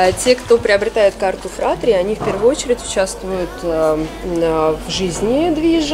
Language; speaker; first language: Russian; native; Russian